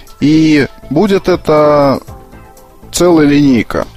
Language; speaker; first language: Russian; native; Russian